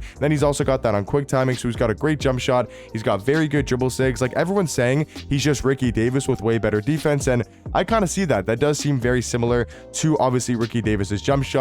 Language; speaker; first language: English; native; English